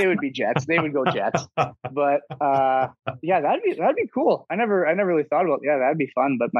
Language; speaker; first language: English; native; English